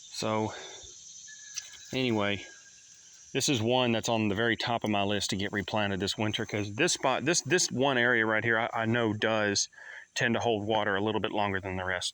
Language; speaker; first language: English; native; English